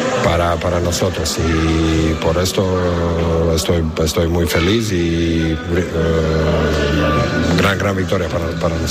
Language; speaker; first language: Spanish; non-native, learner; Croatian